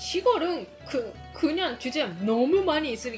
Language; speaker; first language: Korean; non-native, fluent; Japanese